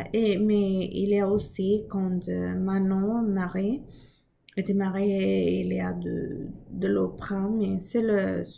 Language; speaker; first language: French; non-native, learner; English